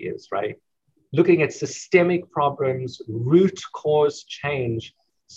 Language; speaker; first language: English; native; English